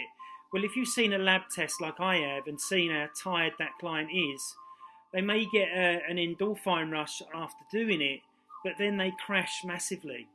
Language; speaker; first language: English; native; English